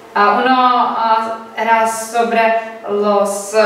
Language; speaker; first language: Spanish; non-native, learner; Czech